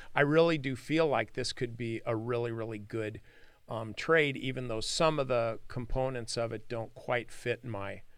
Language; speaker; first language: English; native; English